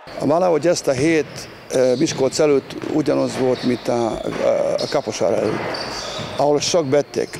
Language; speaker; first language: Hungarian; non-native, learner; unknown